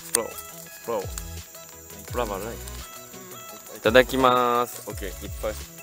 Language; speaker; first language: English; non-native, learner; Japanese